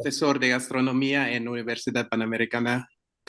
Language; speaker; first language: Spanish; non-native, learner; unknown